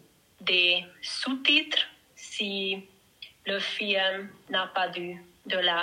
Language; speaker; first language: French; non-native, learner; Hungarian